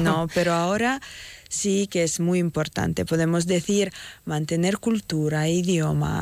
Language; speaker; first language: Spanish; non-native, fluent; Ukrainian